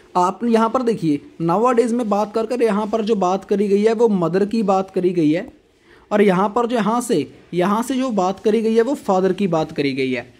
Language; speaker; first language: Hindi; non-native, local second language; Punjabi